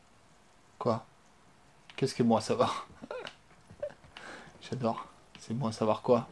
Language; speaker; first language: French; native; French